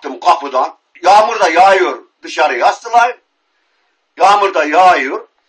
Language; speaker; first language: Turkish; native; Turkish